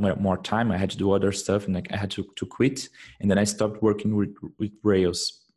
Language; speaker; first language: English; non-native, fluent; Portuguese